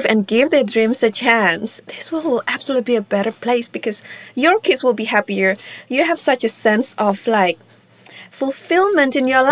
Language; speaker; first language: English; non-native, local second language; Chinese